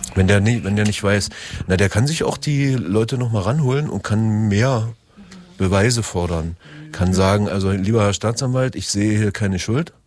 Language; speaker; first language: German; native; German